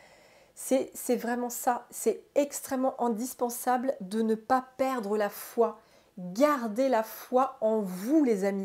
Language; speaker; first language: French; native; French